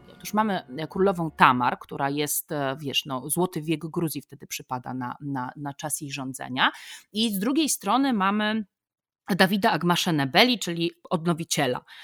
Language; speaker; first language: Polish; native; Polish